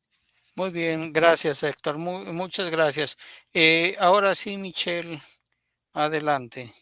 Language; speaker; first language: Spanish; native; Spanish